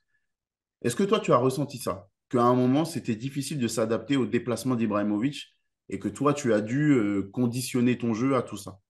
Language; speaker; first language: French; native; French